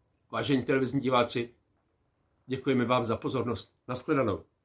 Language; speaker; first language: Czech; native; Czech